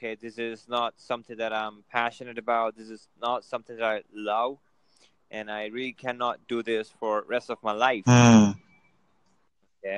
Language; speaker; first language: English; non-native, local second language; Gujarati